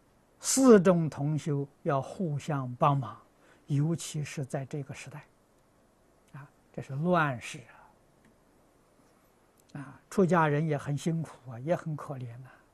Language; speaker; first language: Chinese; native; Chinese